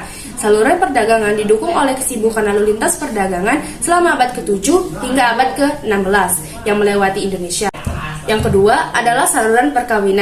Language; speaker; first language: Indonesian; native; Indonesian